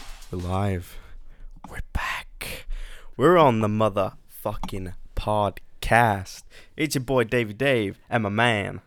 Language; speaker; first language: English; native; English